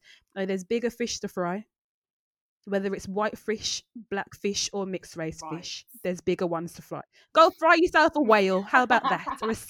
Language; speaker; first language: English; native; English